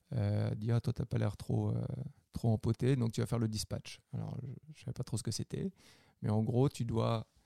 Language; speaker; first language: French; native; French